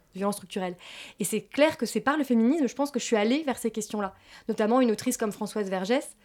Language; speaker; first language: French; native; French